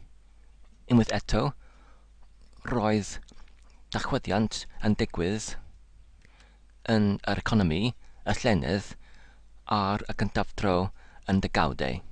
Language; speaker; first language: Welsh; non-native, learner; English